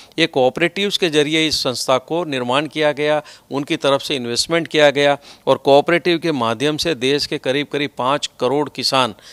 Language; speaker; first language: Hindi; non-native, local second language; Gujarati